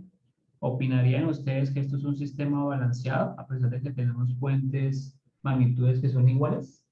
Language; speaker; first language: Spanish; native; Spanish